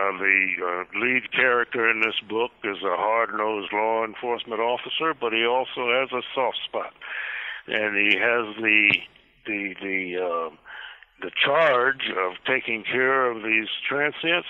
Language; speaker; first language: English; native; English